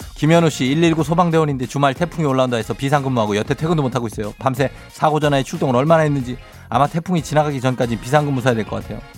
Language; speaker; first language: Korean; native; Korean